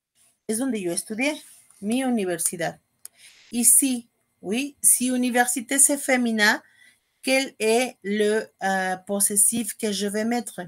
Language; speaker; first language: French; non-native, fluent; Spanish